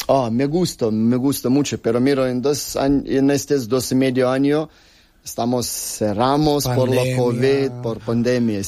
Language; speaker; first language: Spanish; non-native, learner; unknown